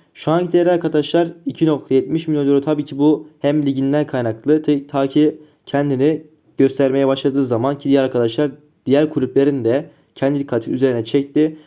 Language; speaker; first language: Turkish; native; Turkish